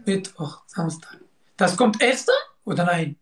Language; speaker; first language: German; non-native, learner; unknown